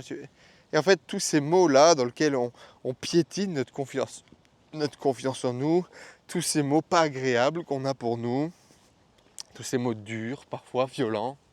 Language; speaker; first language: French; native; French